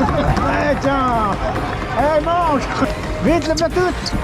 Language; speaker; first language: French; native; French